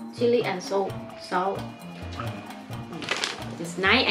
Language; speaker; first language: English; non-native, learner; Thai